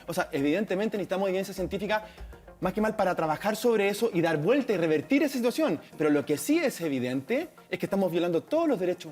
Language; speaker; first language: Spanish; native; Spanish